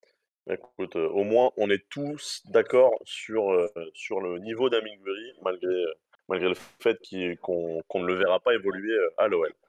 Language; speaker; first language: French; native; French